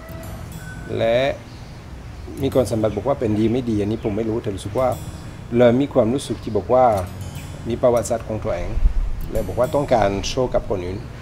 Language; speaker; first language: Thai; non-native, learner; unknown